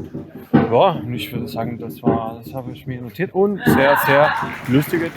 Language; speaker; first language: German; non-native, fluent; Spanish